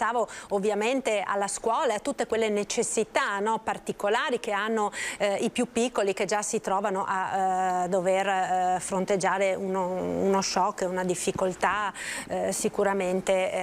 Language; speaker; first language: Italian; native; Italian